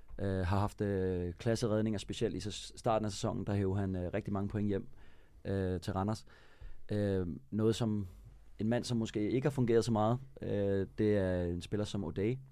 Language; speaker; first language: Danish; native; Danish